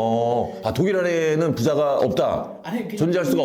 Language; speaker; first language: Korean; native; Korean